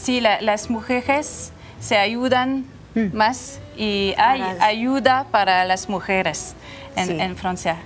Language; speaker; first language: Spanish; non-native, learner; French